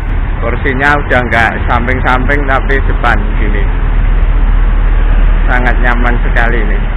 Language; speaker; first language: Indonesian; native; Indonesian